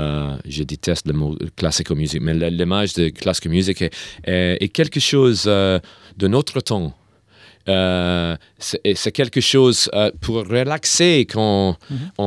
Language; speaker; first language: French; non-native, learner; English